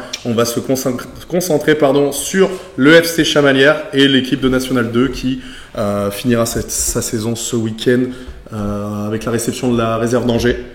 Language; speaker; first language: French; native; French